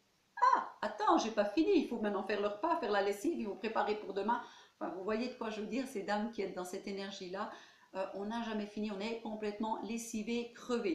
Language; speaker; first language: French; native; French